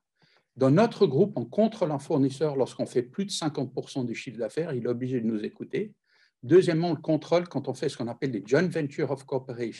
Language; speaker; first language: French; native; French